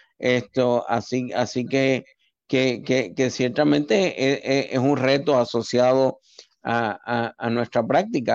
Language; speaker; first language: Spanish; native; Spanish